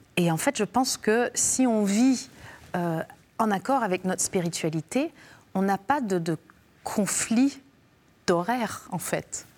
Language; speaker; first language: French; native; French